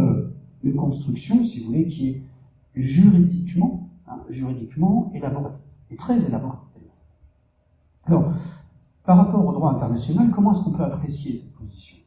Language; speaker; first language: French; native; French